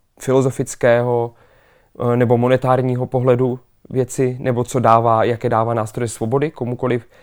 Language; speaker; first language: Czech; native; Czech